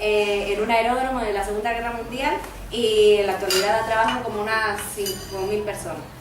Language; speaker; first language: Spanish; native; Spanish